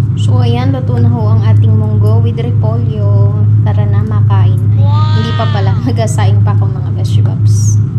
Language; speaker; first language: Filipino; native; Filipino